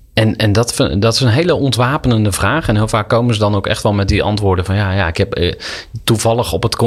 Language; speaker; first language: Dutch; native; Dutch